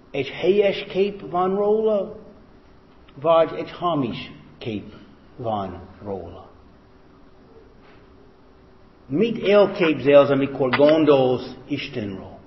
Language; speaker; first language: Hungarian; non-native, fluent; English